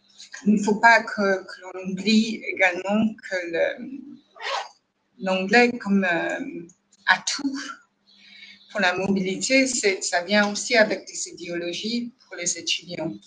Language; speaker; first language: French; non-native, fluent; English